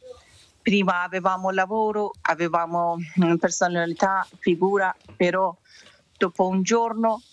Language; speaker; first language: Italian; non-native, learner; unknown